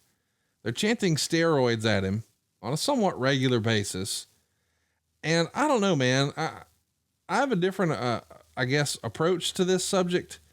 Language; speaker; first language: English; native; English